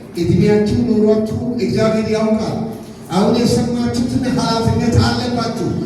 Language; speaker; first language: Amharic; non-native, local second language; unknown